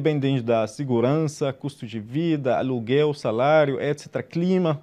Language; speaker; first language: Portuguese; non-native, fluent; Arabic